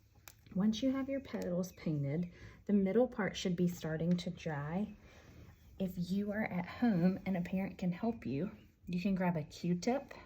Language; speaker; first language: English; native; English